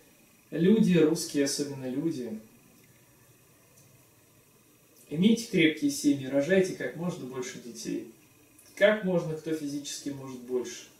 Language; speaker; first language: Russian; native; Russian